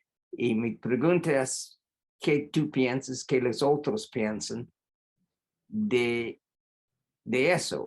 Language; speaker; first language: Spanish; non-native, fluent; English